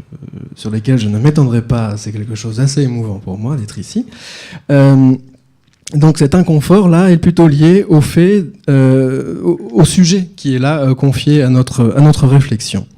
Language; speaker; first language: French; native; French